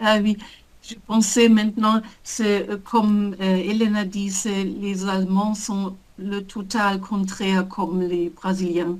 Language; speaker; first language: French; non-native, learner; German